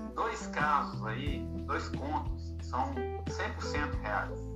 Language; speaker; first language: Portuguese; native; Portuguese